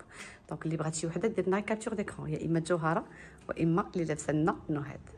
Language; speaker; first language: Arabic; native; Arabic